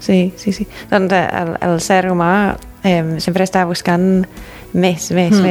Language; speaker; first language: Catalan; non-native, fluent; English